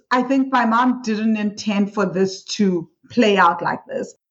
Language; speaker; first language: English; non-native, local second language; Swati